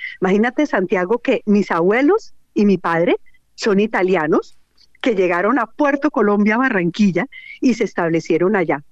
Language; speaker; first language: Spanish; native; Spanish